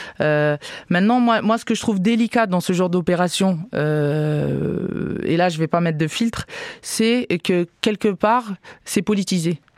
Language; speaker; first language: French; non-native, local second language; Arabic